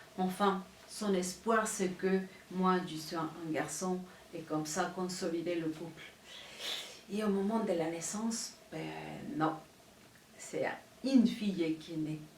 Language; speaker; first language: French; non-native, fluent; Spanish